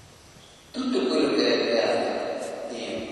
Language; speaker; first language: Italian; native; Italian